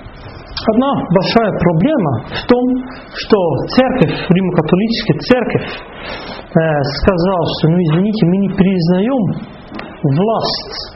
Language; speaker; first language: Russian; non-native, fluent; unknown